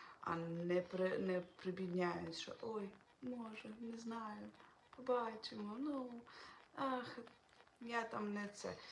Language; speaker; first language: Ukrainian; non-native, local second language; Russian